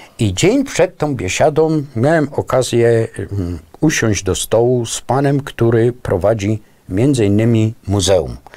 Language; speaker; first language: Polish; native; Polish